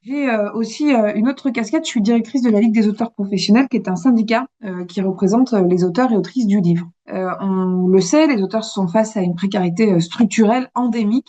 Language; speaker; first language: French; native; French